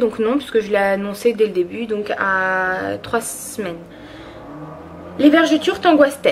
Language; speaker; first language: French; early bilingual, other home language; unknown